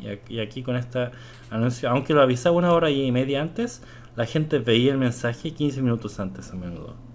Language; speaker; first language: Spanish; non-native, fluent; Korean